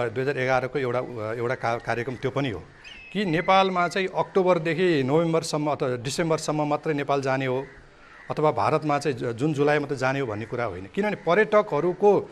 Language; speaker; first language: Nepali; native; Nepali